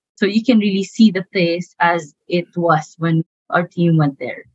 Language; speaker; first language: English; non-native, local second language; Cebuano